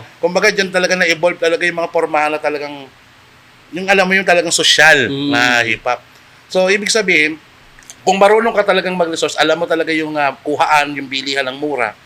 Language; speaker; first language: Filipino; native; Filipino